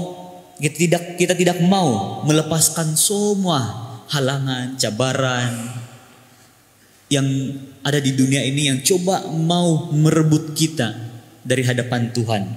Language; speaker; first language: Malay; native; Malay